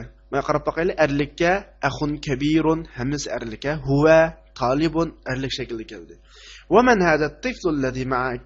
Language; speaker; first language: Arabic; non-native, fluent; Uyghur